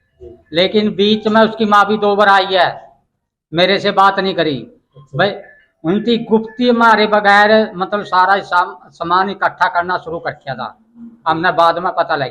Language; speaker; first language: Hindi; non-native, local second language; Haryanvi